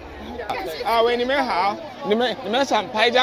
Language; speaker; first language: Chinese; non-native, learner; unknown